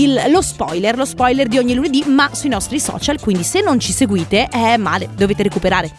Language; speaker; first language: Italian; native; Italian